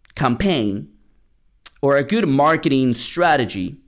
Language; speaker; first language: English; early bilingual, other home language; Spanish